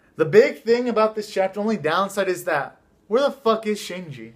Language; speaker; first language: English; native; English